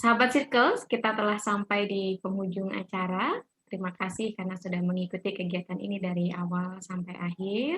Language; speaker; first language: Indonesian; native; Indonesian